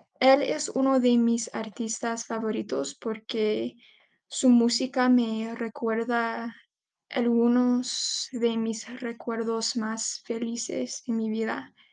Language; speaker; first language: Spanish; non-native, learner; English